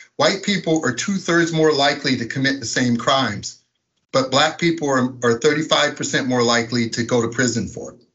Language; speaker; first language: English; native; English